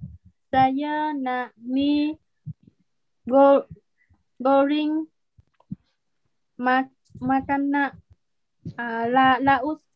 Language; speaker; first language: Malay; non-native, learner; Vietnamese